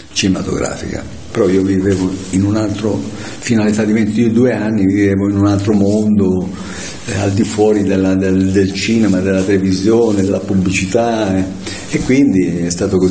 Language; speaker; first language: Italian; native; Italian